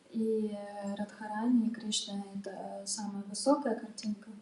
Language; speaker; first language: Russian; native; Russian